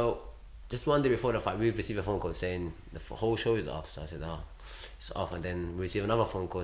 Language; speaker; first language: English; early bilingual, other home language; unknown